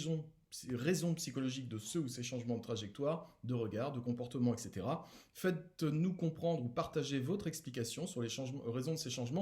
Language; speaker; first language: French; native; French